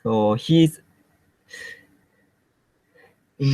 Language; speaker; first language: English; non-native, learner; Japanese